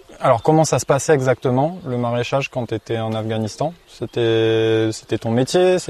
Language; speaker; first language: French; native; French